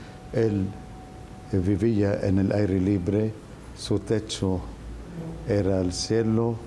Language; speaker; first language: Spanish; non-native, fluent; Arabic